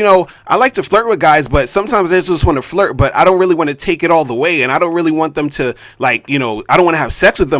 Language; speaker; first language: English; native; English